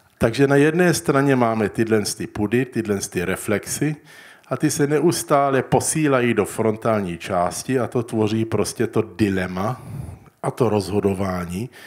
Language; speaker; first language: Czech; early bilingual, heritage; Czech